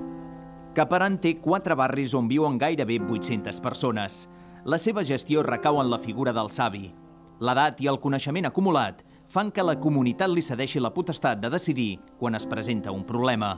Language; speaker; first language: Catalan; native; Catalan